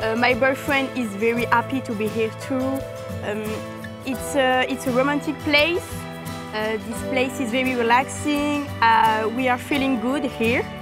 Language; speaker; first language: English; non-native, learner; French